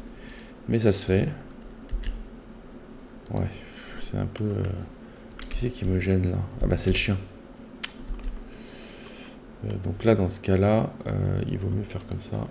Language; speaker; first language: French; native; French